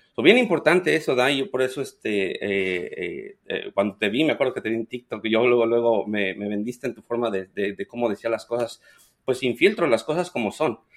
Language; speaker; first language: Spanish; native; Spanish